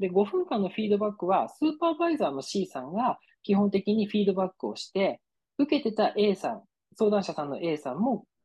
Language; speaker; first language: Japanese; native; Japanese